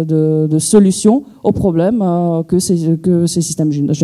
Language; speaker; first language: French; native; French